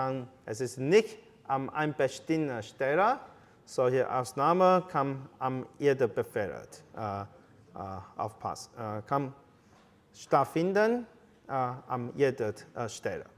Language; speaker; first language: German; non-native, fluent; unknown